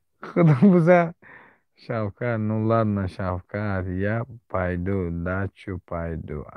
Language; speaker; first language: Russian; non-native, learner; Tajik